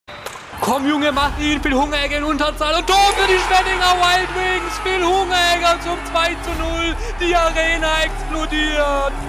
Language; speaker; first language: German; native; German